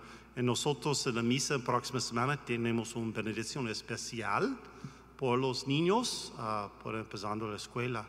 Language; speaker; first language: Spanish; non-native, learner; English